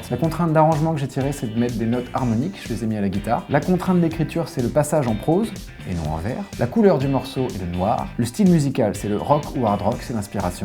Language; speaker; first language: French; native; French